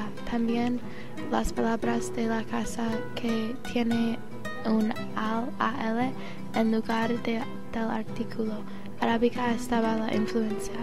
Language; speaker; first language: Spanish; non-native, learner; English